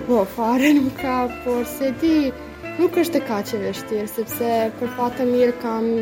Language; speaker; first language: Albanian; non-native, fluent; Serbian